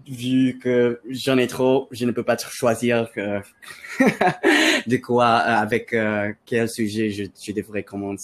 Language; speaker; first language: French; non-native, fluent; Filipino